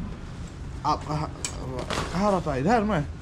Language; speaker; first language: Hindi; non-native, local second language; Khasi